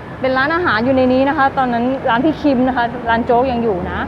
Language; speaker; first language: Thai; native; Thai